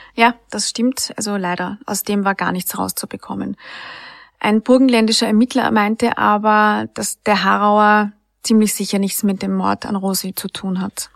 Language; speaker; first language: German; native; German